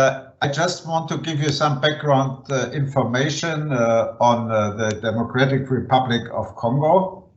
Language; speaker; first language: English; non-native, fluent; German